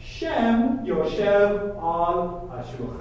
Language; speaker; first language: Hebrew; non-native, fluent; English